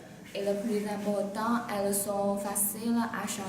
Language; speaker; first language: French; non-native, learner; Chinese